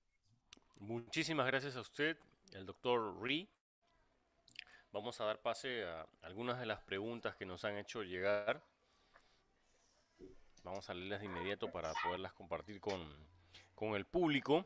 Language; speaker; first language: Spanish; native; Spanish